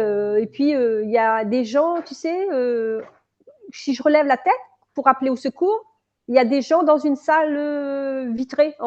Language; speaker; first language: French; native; French